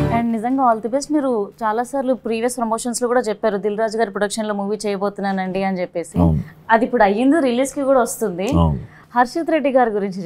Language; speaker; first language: Telugu; native; Telugu